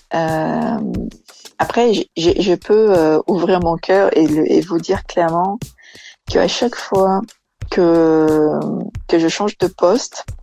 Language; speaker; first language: French; non-native, fluent; Portuguese